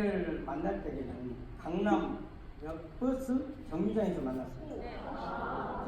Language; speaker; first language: Korean; native; Korean